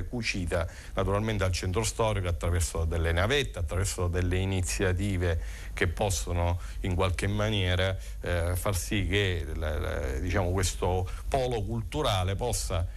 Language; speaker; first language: Italian; native; Italian